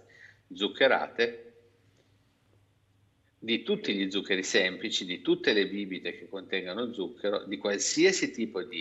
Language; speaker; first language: Italian; native; Italian